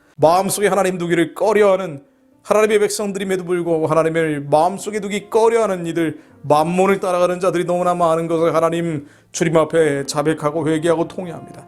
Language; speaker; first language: Korean; native; Korean